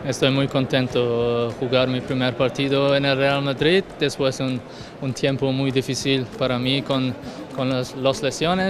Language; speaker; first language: Spanish; non-native, learner; Turkish